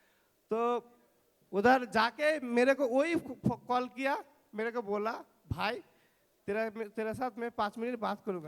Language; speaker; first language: Hindi; non-native, local second language; Bangla